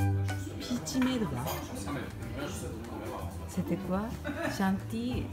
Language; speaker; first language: French; non-native, learner; Japanese